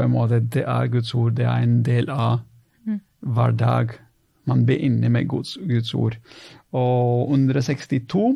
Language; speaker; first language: Norwegian; non-native, fluent; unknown